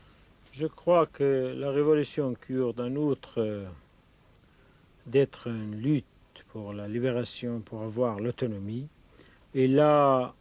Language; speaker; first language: French; non-native, fluent; Kurdish